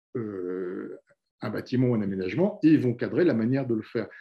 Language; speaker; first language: French; native; French